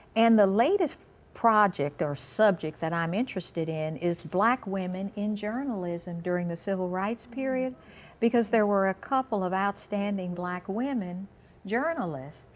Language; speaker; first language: English; native; English